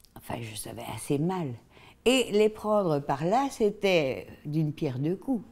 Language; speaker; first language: French; native; French